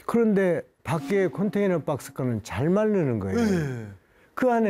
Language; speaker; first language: Korean; native; Korean